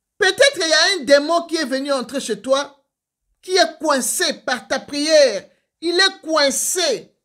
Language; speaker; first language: French; non-native, local second language; Lingala